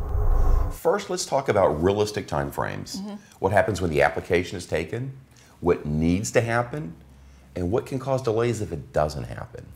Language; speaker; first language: English; native; English